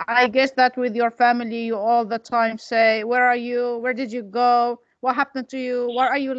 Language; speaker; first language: English; non-native, fluent; Arabic